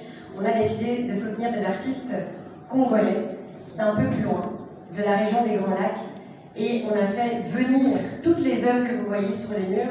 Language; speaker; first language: French; native; French